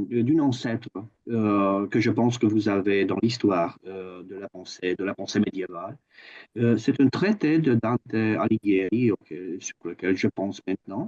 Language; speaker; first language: French; non-native, fluent; Romanian